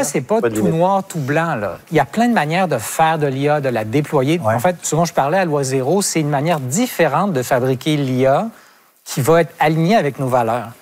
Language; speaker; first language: French; native; French